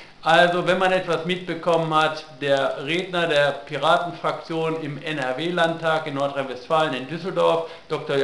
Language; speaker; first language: German; native; German